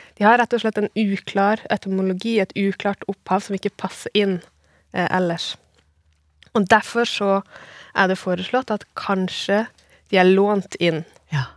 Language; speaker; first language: Norwegian; native; Norwegian